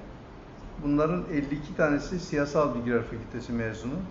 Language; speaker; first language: Turkish; native; Turkish